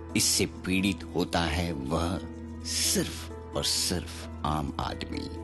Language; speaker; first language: Hindi; non-native, local second language; Marathi